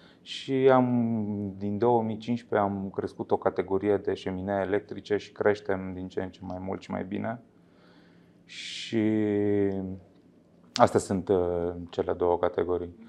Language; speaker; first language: Romanian; native; Romanian